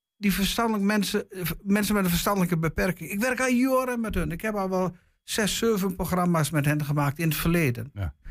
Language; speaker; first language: Dutch; native; Dutch